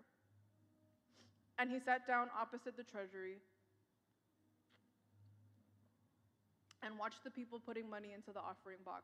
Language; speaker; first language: English; native; English